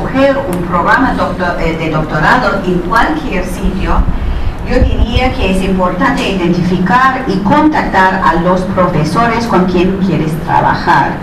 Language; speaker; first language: Spanish; non-native, fluent; English